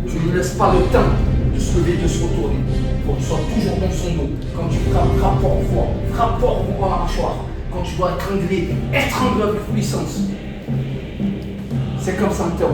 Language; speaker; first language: French; native; French